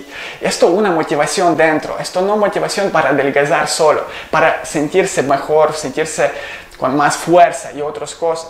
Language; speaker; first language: Spanish; non-native, learner; Ukrainian